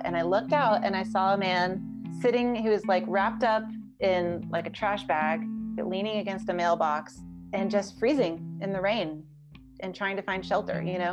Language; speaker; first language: English; native; English